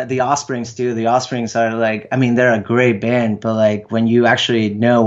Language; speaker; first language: English; non-native, fluent; Spanish